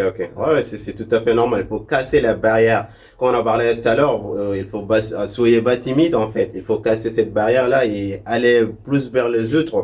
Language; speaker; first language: French; non-native, local second language; Arabic